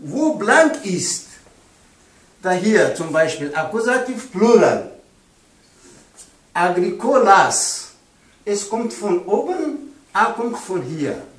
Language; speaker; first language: German; non-native, learner; Pashto